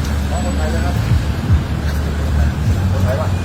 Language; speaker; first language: Thai; native; Thai